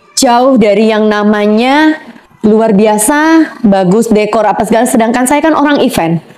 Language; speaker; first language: Indonesian; native; Indonesian